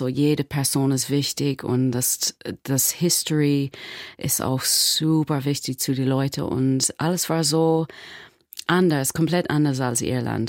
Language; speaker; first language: German; non-native, learner; English